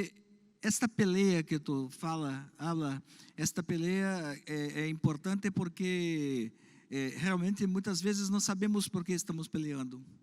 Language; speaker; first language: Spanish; non-native, learner; Portuguese